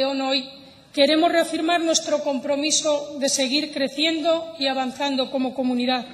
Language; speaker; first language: Spanish; native; Spanish